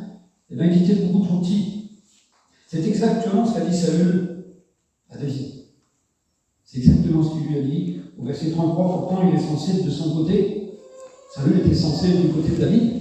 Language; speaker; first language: French; native; French